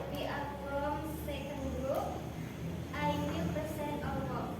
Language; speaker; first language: English; non-native, learner; Indonesian